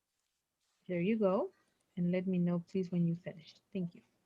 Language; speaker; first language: English; non-native, fluent; Spanish